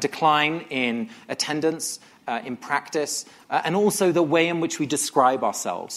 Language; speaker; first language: English; native; English